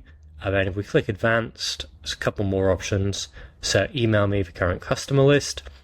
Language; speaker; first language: English; native; English